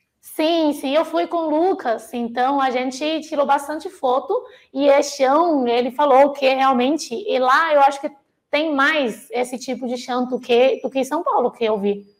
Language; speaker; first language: Portuguese; non-native, fluent; Chinese